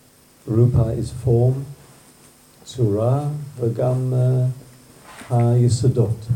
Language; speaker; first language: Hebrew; non-native, fluent; English